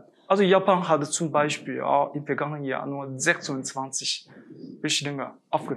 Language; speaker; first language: German; non-native, fluent; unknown